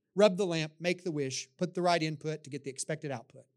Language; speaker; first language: English; native; English